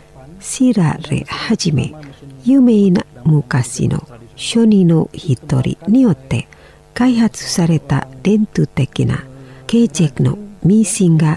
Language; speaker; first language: Japanese; non-native, fluent; Indonesian